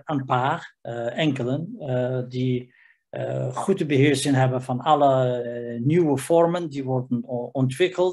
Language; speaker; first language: Dutch; non-native, fluent; Riffian